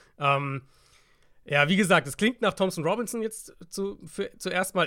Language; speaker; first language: German; native; German